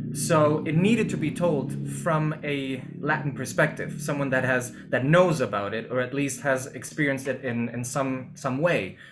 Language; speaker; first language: English; non-native, fluent; Spanish